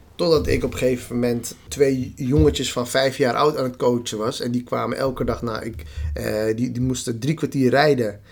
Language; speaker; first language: Dutch; early bilingual, other home language; Somali